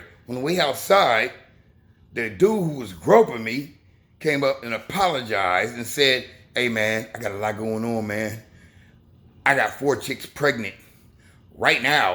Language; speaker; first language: English; native; English